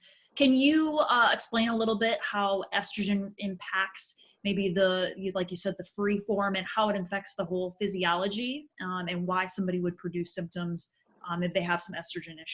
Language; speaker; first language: English; native; English